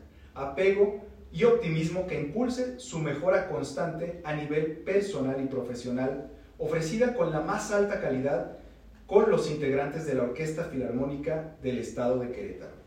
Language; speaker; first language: Spanish; native; Spanish